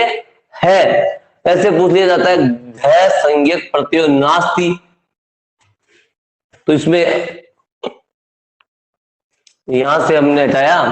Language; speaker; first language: Hindi; native; Hindi